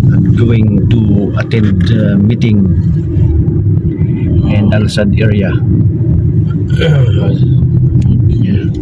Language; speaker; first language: English; non-native, learner; Filipino